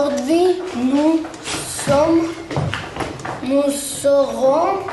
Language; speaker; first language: French; non-native, learner; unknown